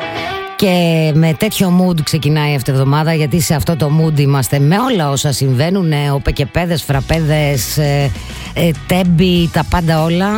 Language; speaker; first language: Greek; native; Greek